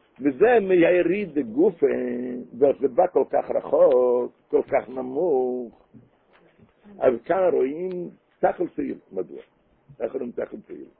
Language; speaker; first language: Hebrew; non-native, local second language; Yiddish